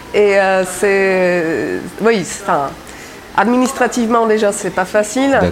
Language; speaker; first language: French; non-native, fluent; Czech